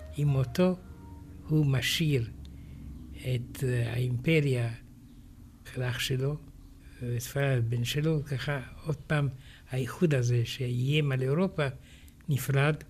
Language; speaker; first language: Hebrew; non-native, fluent; Romanian